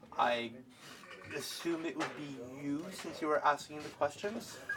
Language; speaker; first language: English; native; English